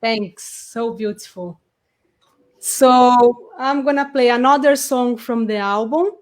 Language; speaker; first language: English; non-native, fluent; Portuguese